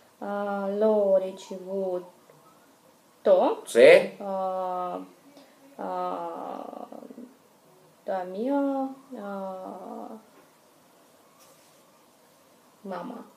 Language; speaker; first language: Italian; non-native, learner; Russian